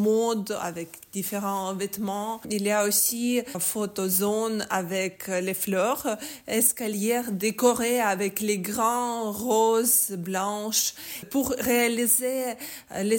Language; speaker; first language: French; non-native, learner; Ukrainian